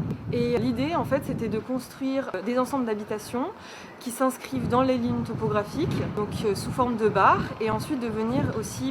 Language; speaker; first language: French; native; French